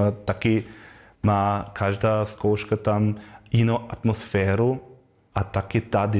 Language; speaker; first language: Czech; non-native, fluent; German